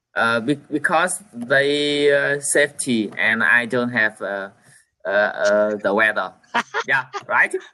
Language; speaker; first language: English; non-native, learner; Vietnamese